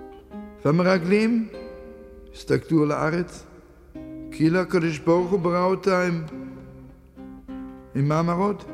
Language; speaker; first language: Hebrew; non-native, fluent; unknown